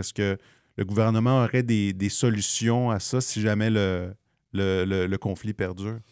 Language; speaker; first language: French; native; French